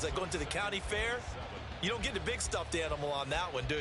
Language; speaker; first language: English; native; English